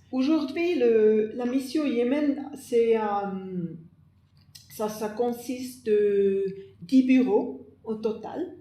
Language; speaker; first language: French; non-native, fluent; German